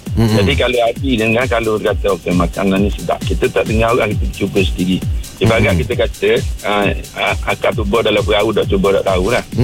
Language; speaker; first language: Malay; native; Malay